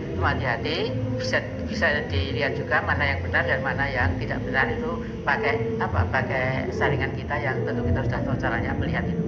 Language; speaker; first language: Indonesian; non-native, local second language; Javanese